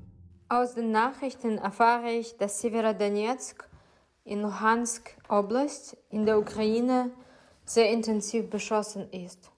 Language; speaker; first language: German; non-native, fluent; Ukrainian